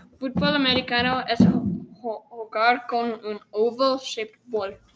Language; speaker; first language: Spanish; non-native, learner; English